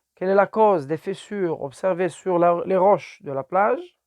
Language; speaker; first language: French; non-native, local second language; Arabic